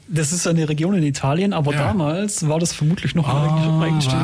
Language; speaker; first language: German; native; German